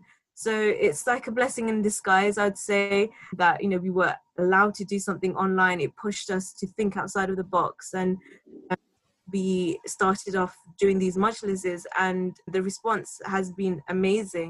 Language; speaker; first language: English; native; English